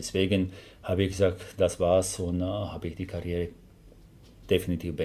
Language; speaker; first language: German; non-native, fluent; Slovak